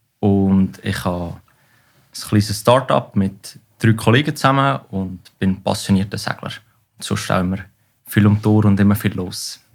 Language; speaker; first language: German; native; German